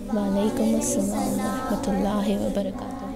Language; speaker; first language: Urdu; native; Urdu